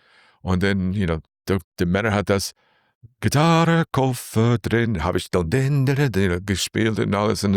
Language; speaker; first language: German; non-native, learner; English